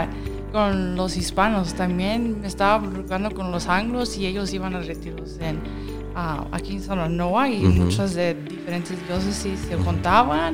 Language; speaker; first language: Spanish; early bilingual, heritage; Spanish